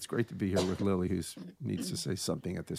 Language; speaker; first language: English; native; English